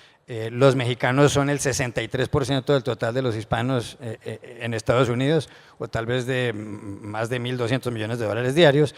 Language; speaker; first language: Spanish; native; Spanish